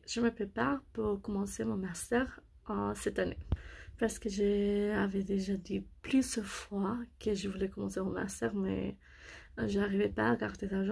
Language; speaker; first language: French; non-native, learner; English